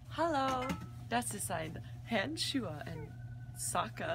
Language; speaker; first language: German; non-native, learner; English